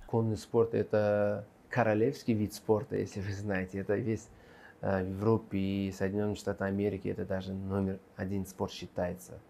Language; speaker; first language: Russian; non-native, local second language; Uzbek